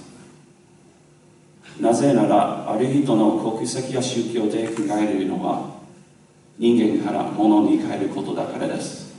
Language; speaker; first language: Japanese; non-native, learner; English